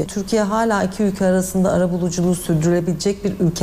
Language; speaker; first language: Turkish; native; Turkish